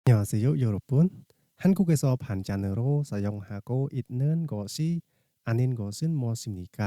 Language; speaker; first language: Korean; non-native, fluent; Khmer